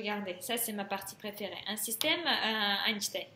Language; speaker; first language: French; non-native, fluent; Russian